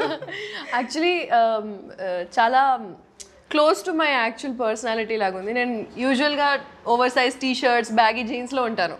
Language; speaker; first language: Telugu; non-native, local second language; Urdu